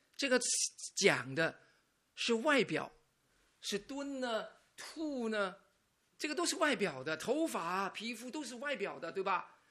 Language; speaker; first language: Chinese; non-native, local second language; Cantonese